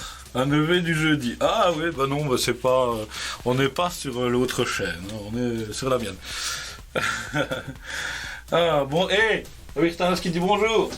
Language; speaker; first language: French; native; French